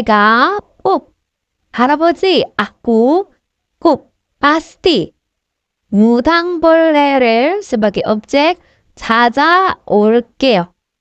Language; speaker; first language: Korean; non-native, fluent; Indonesian